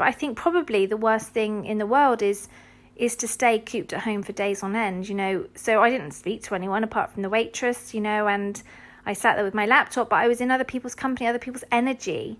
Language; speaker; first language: English; native; English